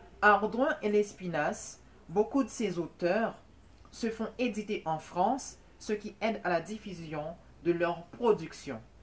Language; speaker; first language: French; non-native, local second language; Haitian Creole